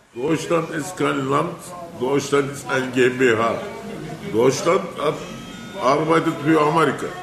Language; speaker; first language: German; non-native, fluent; Turkish